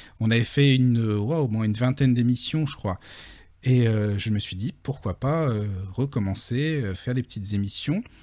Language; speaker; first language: French; native; French